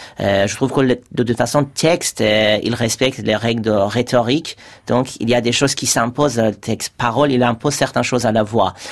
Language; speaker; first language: French; non-native, fluent; Persian